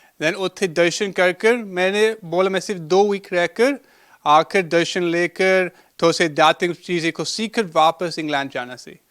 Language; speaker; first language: Hindi; early bilingual, heritage; Hindi